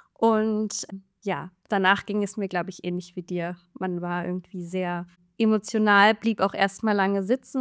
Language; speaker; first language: German; native; German